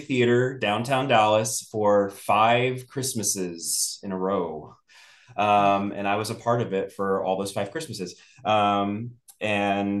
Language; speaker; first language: English; native; English